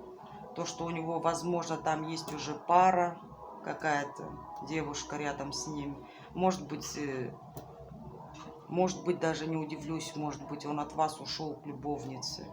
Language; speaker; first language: Russian; native; Russian